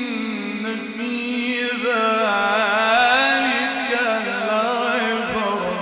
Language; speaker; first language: Arabic; native; Arabic